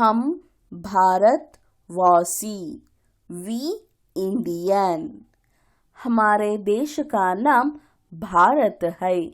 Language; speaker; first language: Hindi; non-native, local second language; Kannada